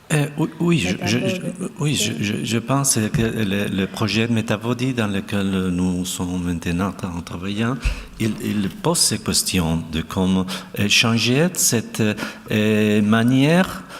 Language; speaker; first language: French; non-native, fluent; Spanish